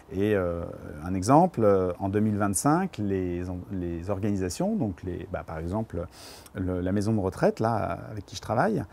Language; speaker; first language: French; native; French